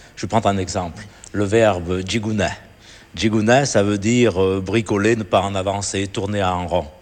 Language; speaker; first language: French; native; French